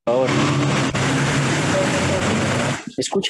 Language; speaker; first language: Spanish; native; Spanish